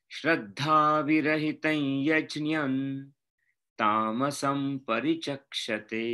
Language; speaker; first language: Hindi; non-native, local second language; Marathi